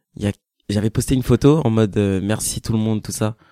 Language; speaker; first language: French; native; French